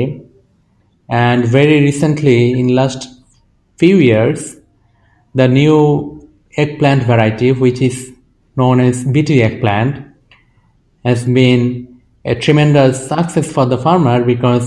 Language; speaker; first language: English; non-native, local second language; Bangla